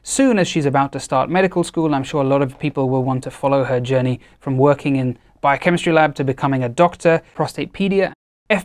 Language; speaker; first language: English; native; English